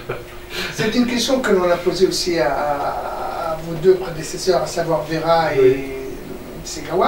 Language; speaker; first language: French; native; French